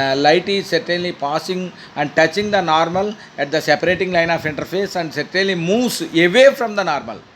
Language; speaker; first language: English; non-native, local second language; Telugu